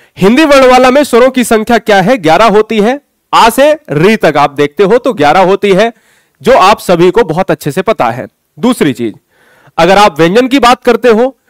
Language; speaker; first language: Hindi; native; Hindi